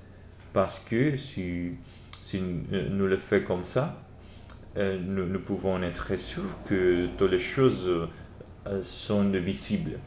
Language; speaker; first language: French; non-native, learner; Spanish